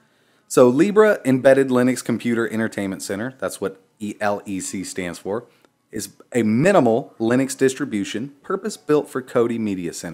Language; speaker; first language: English; native; English